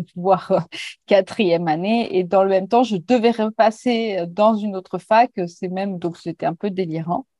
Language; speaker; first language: French; native; French